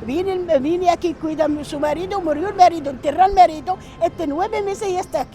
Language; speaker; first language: Spanish; non-native, learner; Arabic